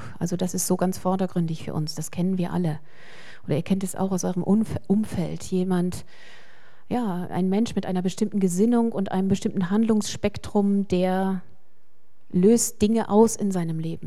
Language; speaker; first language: German; native; German